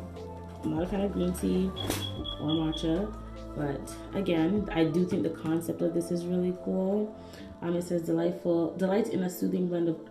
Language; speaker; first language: English; native; English